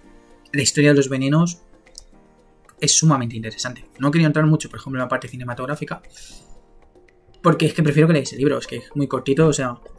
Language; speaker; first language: Spanish; native; Spanish